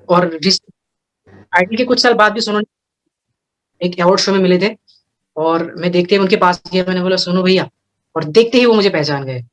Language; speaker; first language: Hindi; non-native, local second language; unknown